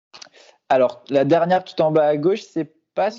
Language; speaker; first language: French; native; French